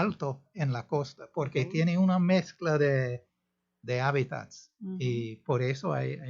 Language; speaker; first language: Spanish; non-native, fluent; English